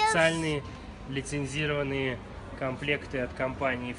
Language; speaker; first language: Russian; native; Russian